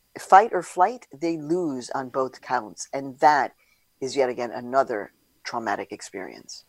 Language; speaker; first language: English; early bilingual, other home language; Spanish